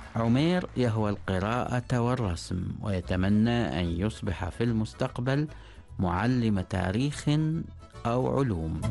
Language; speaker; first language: Arabic; native; Arabic